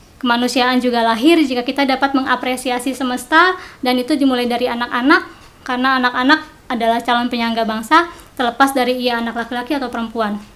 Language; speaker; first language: Indonesian; non-native, local second language; Sundanese